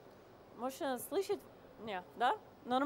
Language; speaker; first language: Russian; non-native, fluent; English